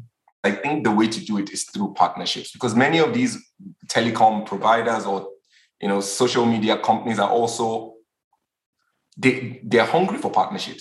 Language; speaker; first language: English; non-native, local second language; Yoruba